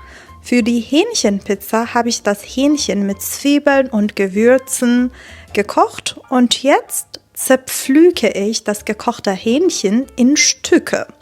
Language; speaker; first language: German; non-native, fluent; Persian